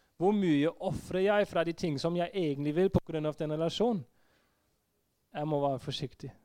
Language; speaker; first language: Norwegian; non-native, fluent; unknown